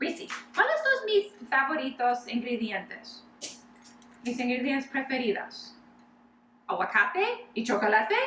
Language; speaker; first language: Spanish; non-native, learner; English